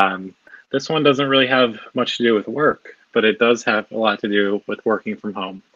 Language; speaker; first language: English; native; English